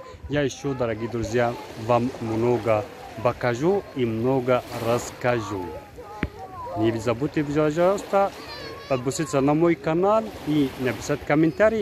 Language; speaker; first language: Russian; non-native, fluent; Arabic